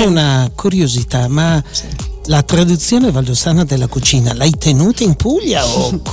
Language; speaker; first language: Italian; native; Italian